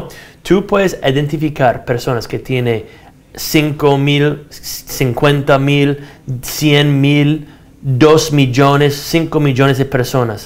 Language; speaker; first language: Spanish; non-native, fluent; English